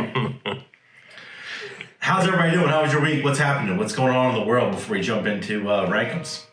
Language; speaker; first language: English; native; English